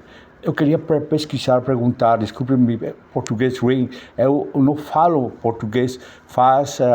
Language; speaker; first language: Portuguese; non-native, learner; Spanish